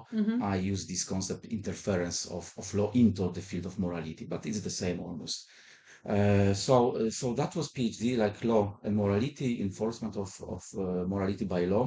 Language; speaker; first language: English; non-native, fluent; Polish